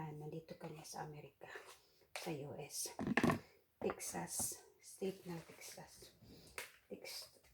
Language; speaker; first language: Filipino; non-native, local second language; Cebuano